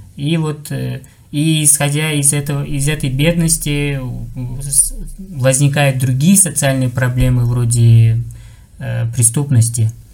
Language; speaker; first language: Russian; non-native, local second language; Uzbek